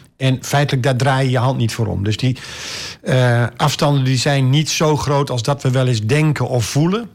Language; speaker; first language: Dutch; native; Dutch